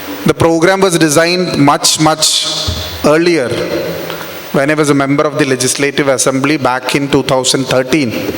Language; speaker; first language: English; non-native, local second language; Malayalam